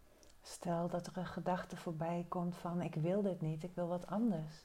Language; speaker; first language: Dutch; native; Dutch